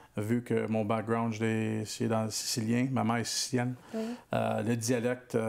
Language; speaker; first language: French; native; French